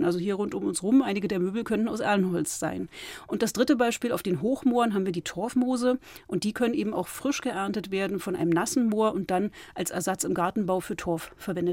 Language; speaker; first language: German; native; German